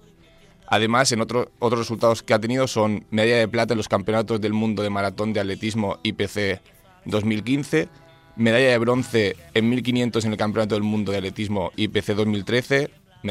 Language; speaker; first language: Spanish; native; Spanish